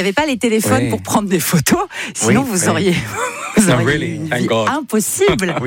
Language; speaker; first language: French; native; French